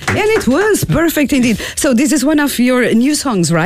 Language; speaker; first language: English; non-native, fluent; Portuguese